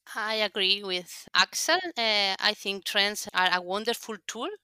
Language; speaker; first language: English; non-native, fluent; Spanish